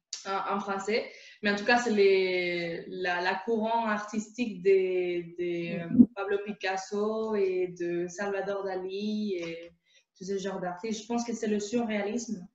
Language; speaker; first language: French; non-native, fluent; Spanish